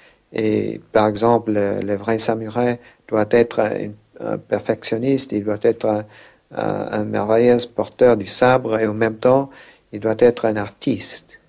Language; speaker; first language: French; non-native, fluent; English